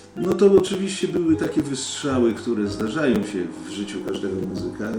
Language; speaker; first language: Polish; native; Polish